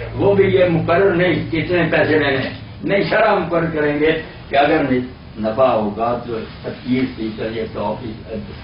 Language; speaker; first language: Urdu; non-native, local second language; Punjabi